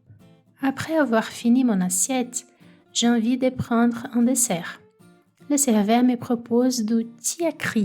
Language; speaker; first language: French; non-native, fluent; Portuguese